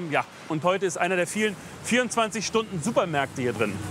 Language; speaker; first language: German; native; German